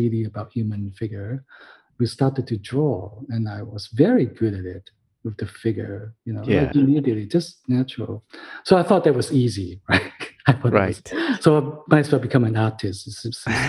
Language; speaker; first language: English; non-native, local second language; Cantonese